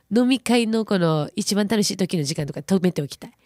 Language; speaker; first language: Japanese; native; Japanese